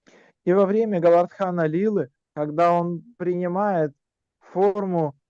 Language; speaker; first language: Russian; native; Russian